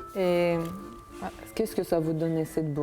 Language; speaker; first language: French; non-native, fluent; Uzbek